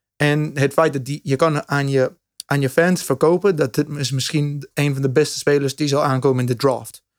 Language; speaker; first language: Dutch; non-native, fluent; English